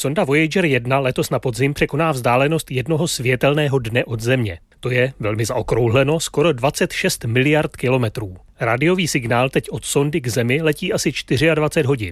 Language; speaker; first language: Czech; native; Czech